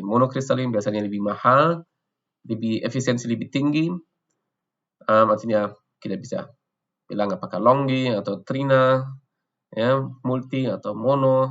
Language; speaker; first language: Indonesian; non-native, fluent; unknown